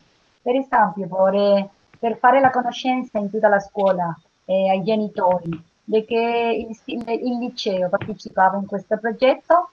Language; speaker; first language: Italian; non-native, learner; Spanish